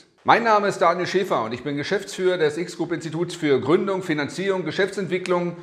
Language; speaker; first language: German; native; German